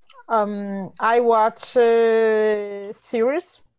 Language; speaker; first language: English; non-native, learner; Portuguese